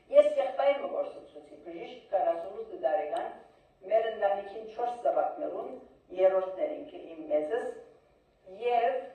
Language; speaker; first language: Armenian; early bilingual, heritage; Armenian